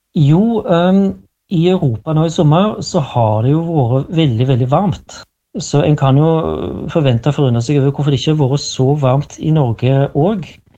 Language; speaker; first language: Norwegian; native; Norwegian